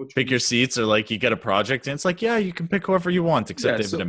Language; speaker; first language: English; native; English